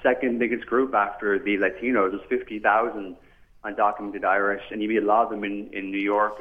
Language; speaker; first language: English; native; English